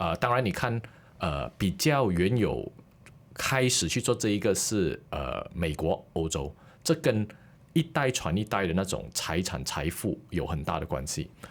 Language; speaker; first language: Chinese; native; Chinese